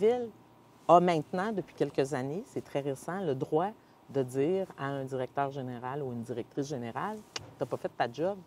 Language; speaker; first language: French; native; French